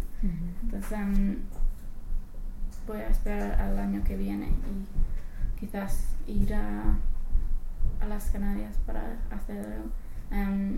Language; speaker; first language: Spanish; non-native, fluent; English